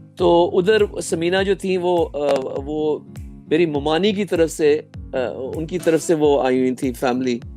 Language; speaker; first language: Urdu; native; Urdu